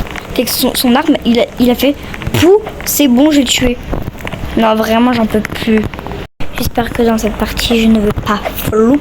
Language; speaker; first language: French; native; French